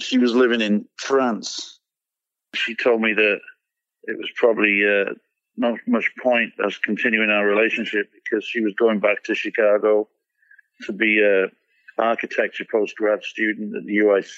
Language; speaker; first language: English; native; English